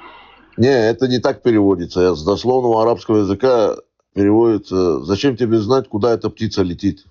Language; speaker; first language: Russian; native; Russian